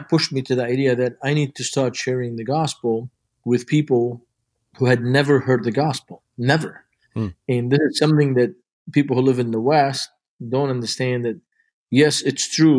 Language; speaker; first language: English; non-native, fluent; Arabic